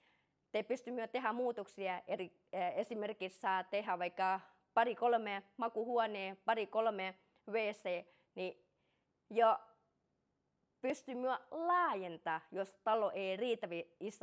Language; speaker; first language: Finnish; non-native, learner; Thai